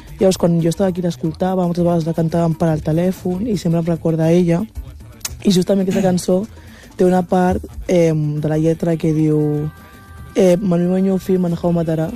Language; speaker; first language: Catalan; early bilingual, other home language; Wolof